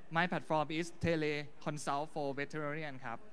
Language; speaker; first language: English; non-native, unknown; Thai